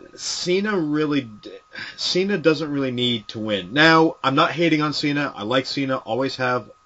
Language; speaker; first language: English; native; English